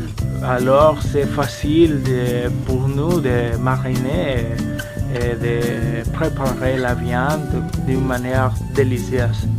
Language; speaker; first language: French; non-native, learner; Spanish